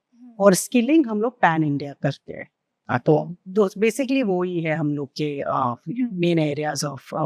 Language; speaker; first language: Hindi; non-native, local second language; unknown